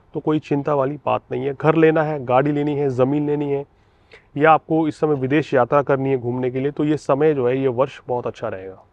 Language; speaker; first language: Hindi; native; Hindi